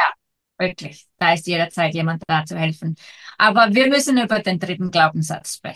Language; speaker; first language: German; non-native, fluent; Icelandic